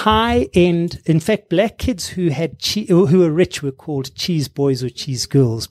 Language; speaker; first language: English; native; English